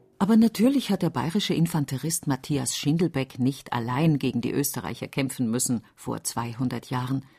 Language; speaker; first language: German; native; German